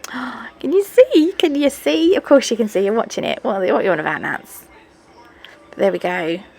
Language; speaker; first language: English; native; English